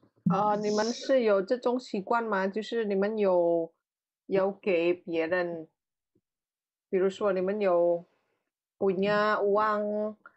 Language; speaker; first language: Chinese; non-native, fluent; Indonesian